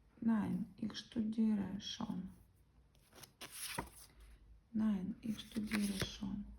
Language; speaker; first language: German; non-native, learner; Ukrainian